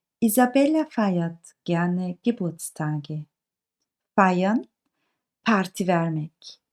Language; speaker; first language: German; non-native, fluent; Turkish